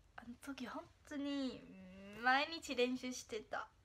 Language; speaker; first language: Japanese; non-native, fluent; Chinese